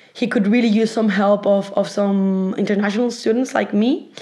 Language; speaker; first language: English; non-native, fluent; Spanish